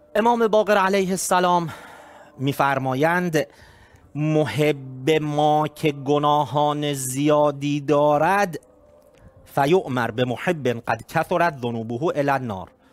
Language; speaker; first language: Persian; native; Persian